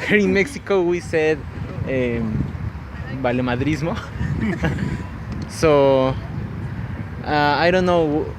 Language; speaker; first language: English; non-native, learner; Spanish